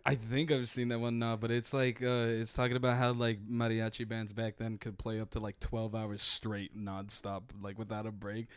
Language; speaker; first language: English; early bilingual, other home language; Spanish